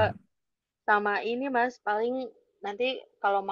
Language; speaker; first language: Indonesian; native; Indonesian